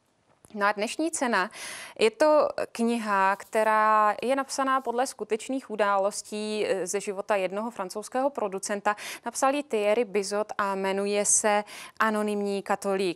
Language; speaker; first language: Czech; native; Czech